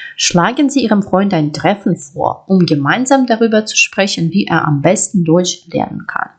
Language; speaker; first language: German; non-native, fluent; Ukrainian